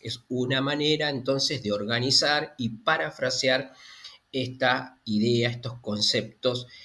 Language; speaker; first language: Spanish; native; Spanish